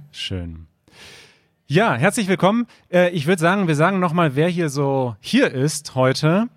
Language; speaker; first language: German; native; German